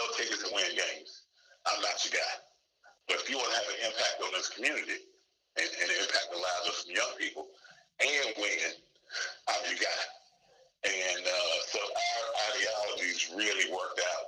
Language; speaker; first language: English; native; English